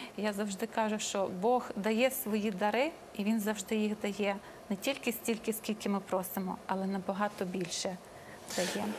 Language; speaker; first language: Ukrainian; native; Ukrainian